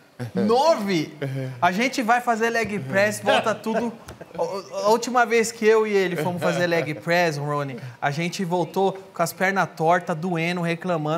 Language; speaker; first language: Portuguese; native; Portuguese